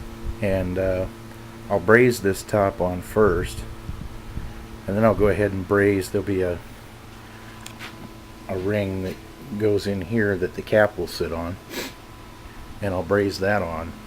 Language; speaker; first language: English; native; English